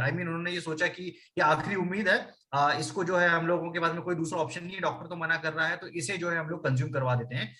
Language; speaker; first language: Hindi; native; Hindi